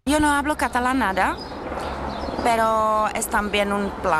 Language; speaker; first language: Spanish; non-native, learner; Czech